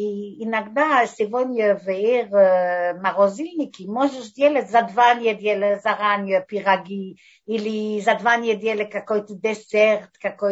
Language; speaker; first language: Russian; non-native, fluent; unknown